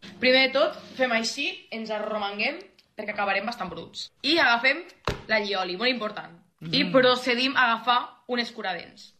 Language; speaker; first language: Catalan; native; Catalan